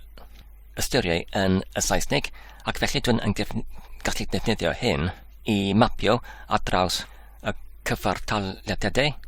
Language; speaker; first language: Welsh; non-native, learner; English